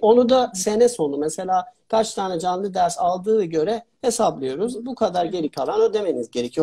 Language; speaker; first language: Turkish; non-native, fluent; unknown